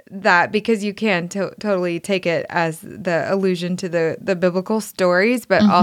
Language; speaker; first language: English; native; English